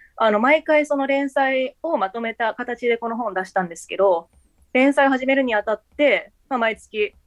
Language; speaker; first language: Japanese; early bilingual, heritage; Japanese